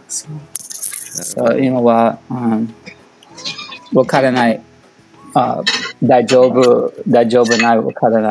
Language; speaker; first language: Japanese; non-native, learner; English